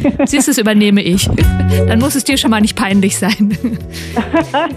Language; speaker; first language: German; native; German